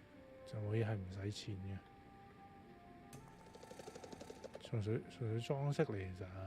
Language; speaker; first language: Chinese; native; Chinese